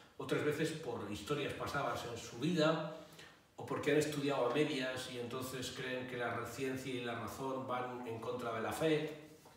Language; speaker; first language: Spanish; native; Spanish